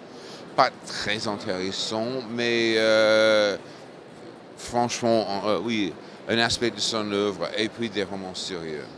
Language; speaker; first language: French; non-native, fluent; English